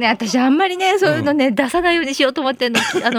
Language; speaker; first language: Japanese; native; Japanese